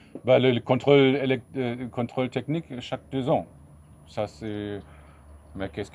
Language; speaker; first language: French; non-native, fluent; German